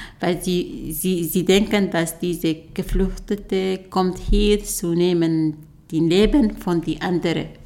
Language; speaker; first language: German; non-native, learner; Arabic